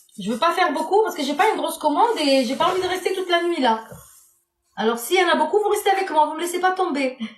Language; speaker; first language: French; non-native, local second language; Arabic